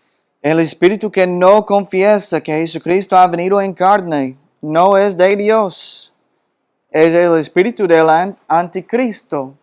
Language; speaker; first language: Spanish; non-native, fluent; English